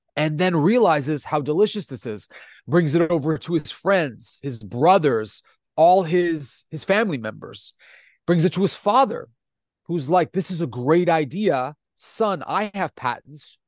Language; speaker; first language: English; non-native, fluent; Italian